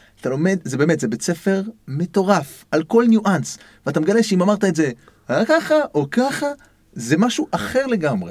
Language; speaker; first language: Hebrew; native; Hebrew